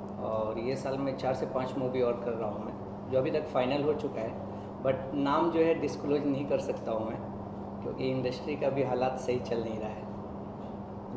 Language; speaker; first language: Hindi; native; Hindi